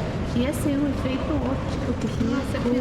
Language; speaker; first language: Portuguese; non-native, fluent; Russian